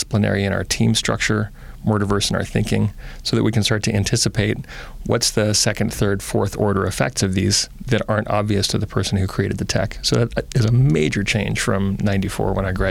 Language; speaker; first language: English; native; English